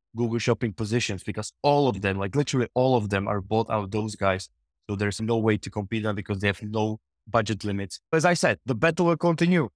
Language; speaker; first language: English; non-native, fluent; Czech